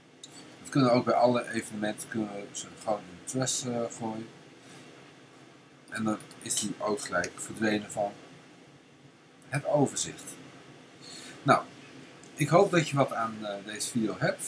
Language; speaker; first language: Dutch; native; Dutch